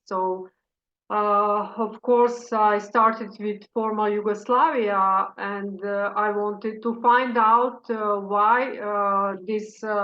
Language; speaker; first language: English; non-native, fluent; Serbian